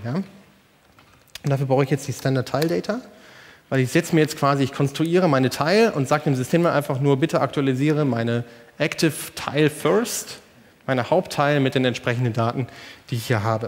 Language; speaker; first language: German; native; German